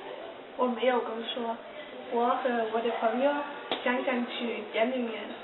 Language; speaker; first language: Chinese; non-native, learner; Danish